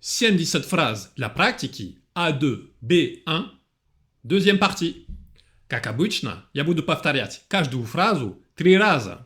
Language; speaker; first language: Russian; non-native, fluent; French